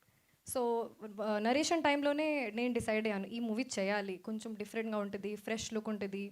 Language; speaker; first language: Telugu; non-native, fluent; Hindi